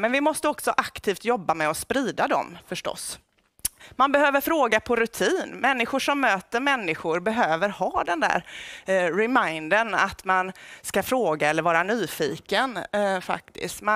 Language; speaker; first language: Swedish; native; Swedish